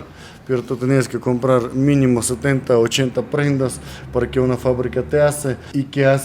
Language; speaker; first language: Spanish; non-native, learner; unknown